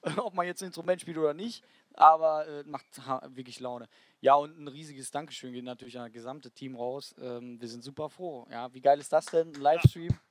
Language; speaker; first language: German; native; German